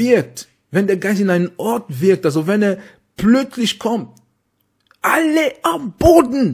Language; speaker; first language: German; non-native, fluent; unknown